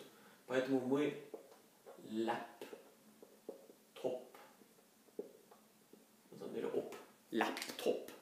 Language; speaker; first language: Russian; non-native, fluent; Norwegian